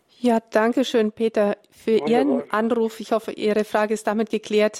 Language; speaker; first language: German; native; German